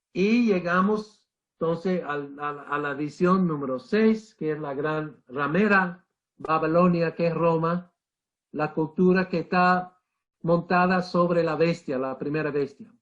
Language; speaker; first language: Spanish; non-native, fluent; English